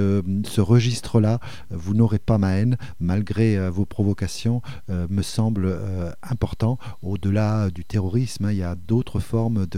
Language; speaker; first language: French; native; French